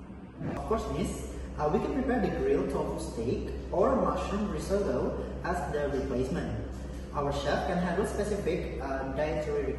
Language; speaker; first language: English; non-native, learner; Indonesian